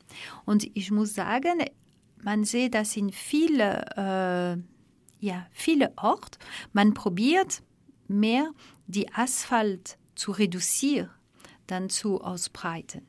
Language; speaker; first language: German; non-native, learner; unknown